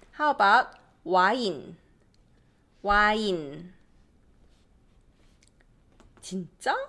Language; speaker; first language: Korean; non-native, fluent; English